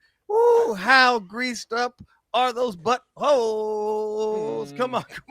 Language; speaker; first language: English; native; English